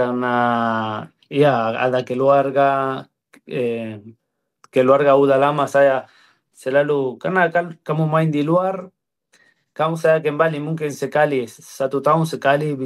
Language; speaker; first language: Indonesian; non-native, fluent; Spanish